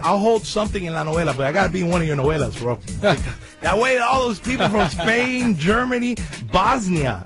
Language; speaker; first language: English; early bilingual, other home language; Spanish